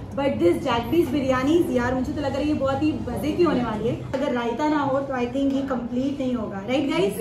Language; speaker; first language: Hindi; native; Hindi